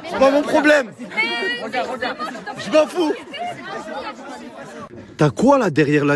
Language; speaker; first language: French; native; French